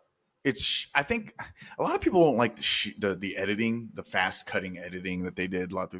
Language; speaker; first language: English; native; English